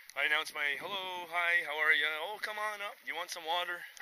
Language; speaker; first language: English; native; English